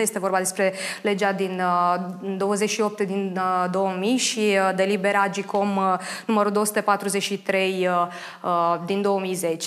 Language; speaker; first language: Romanian; native; Romanian